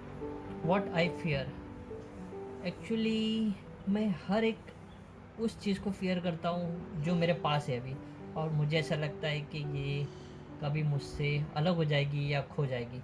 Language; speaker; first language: Hindi; native; Hindi